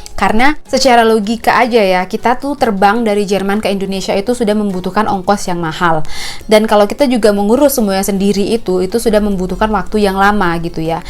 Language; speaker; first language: Indonesian; native; Indonesian